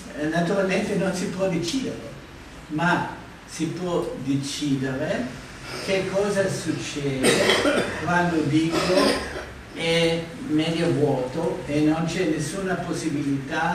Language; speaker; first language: Italian; non-native, fluent; German